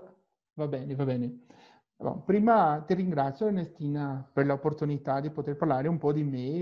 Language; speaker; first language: Italian; non-native, learner; Portuguese